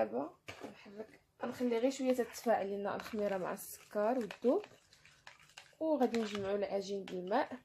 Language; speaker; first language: Arabic; native; Arabic